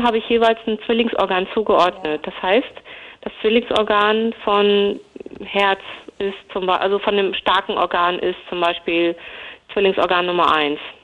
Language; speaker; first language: German; native; German